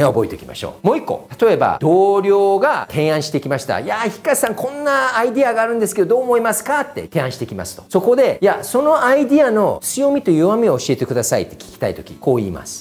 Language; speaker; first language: Japanese; native; Japanese